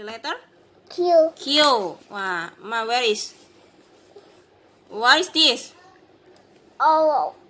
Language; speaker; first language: English; non-native, learner; Indonesian